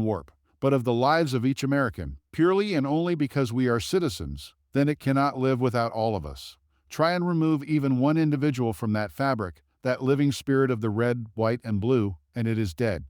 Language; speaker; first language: English; native; English